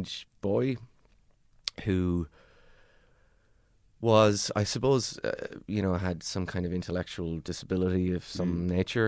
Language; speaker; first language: English; native; English